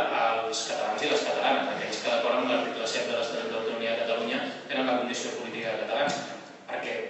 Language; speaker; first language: Catalan; native; Catalan